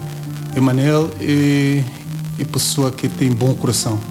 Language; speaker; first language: Portuguese; non-native, learner; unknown